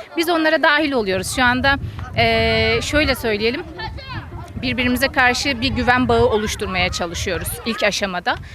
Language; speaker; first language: Turkish; native; Turkish